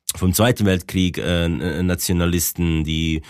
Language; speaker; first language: German; non-native, fluent; Bosnian